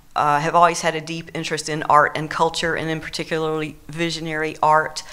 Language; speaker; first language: English; native; English